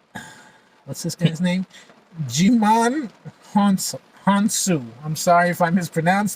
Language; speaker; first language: English; native; English